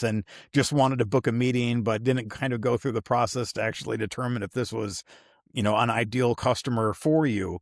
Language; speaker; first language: English; native; English